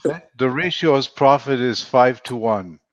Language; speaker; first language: English; non-native, fluent; Spanish